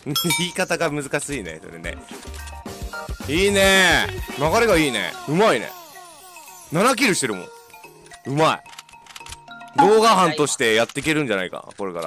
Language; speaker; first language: Japanese; native; Japanese